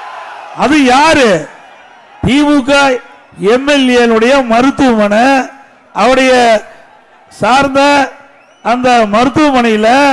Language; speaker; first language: Tamil; native; Tamil